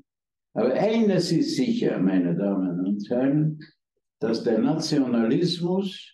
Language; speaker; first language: German; non-native, fluent; Hungarian